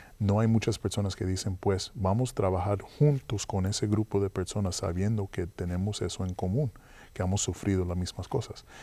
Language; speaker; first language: Spanish; early bilingual, heritage; Spanish